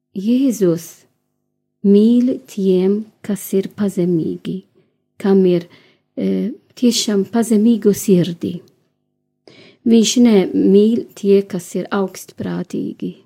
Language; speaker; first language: Latvian; non-native, learner; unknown